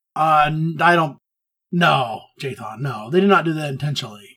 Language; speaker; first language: English; native; English